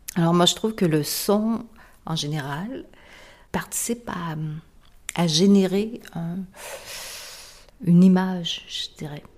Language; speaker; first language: French; native; French